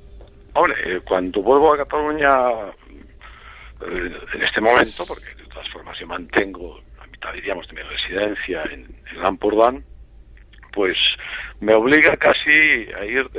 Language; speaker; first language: Spanish; native; Spanish